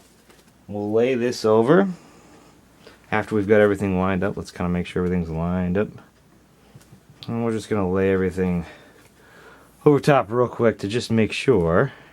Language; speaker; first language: English; native; English